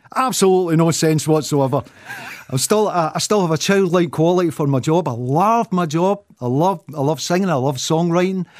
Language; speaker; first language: English; native; English